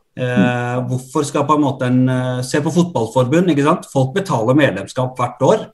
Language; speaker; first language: Norwegian; early bilingual, other home language; Arabic